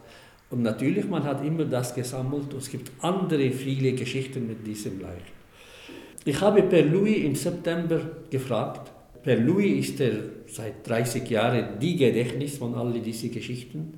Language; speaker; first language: German; non-native, fluent; Arabic